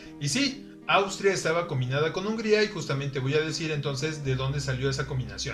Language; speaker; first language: Spanish; native; Spanish